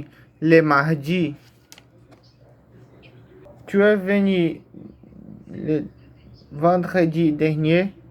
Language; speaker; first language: French; non-native, learner; Portuguese